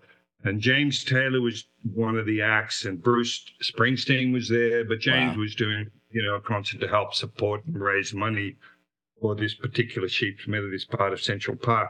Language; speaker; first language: English; native; English